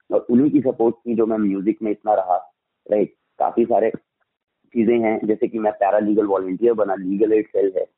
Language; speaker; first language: Hindi; native; Hindi